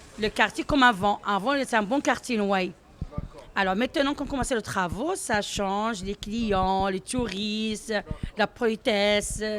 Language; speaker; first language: French; non-native, local second language; Arabic